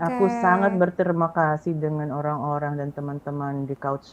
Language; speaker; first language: Indonesian; non-native, fluent; Filipino